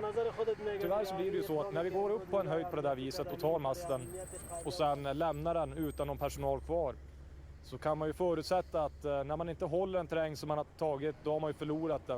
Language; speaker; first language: Swedish; native; Swedish